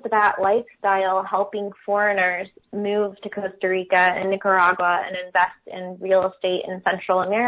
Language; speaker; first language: English; native; English